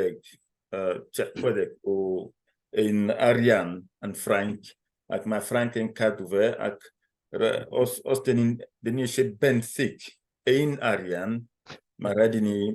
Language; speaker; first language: Welsh; non-native, fluent; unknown